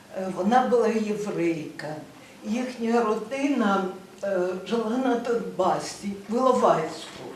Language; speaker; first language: Ukrainian; non-native, local second language; Russian